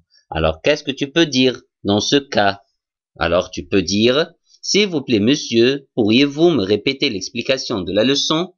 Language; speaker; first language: French; non-native, fluent; Arabic